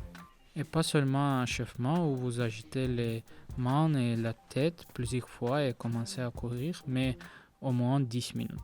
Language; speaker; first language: French; non-native, learner; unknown